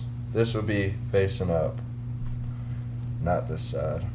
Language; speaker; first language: English; native; English